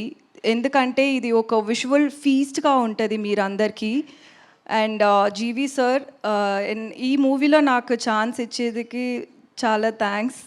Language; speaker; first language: Telugu; non-native, learner; Tamil